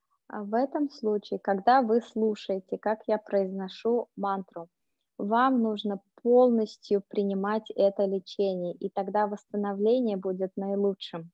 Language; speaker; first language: Russian; native; Russian